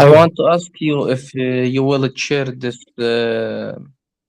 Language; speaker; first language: English; non-native, learner; Arabic